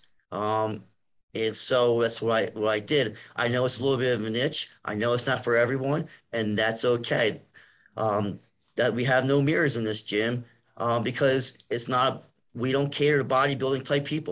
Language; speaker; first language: English; native; English